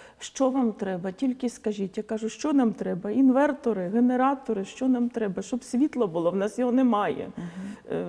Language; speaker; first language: Ukrainian; non-native, local second language; Polish